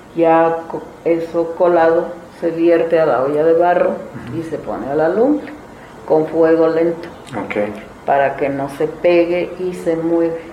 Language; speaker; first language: Spanish; native; Spanish